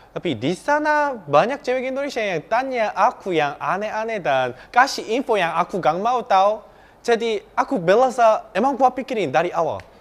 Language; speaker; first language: Indonesian; non-native, fluent; Korean